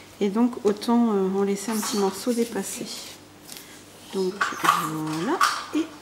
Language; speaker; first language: French; native; French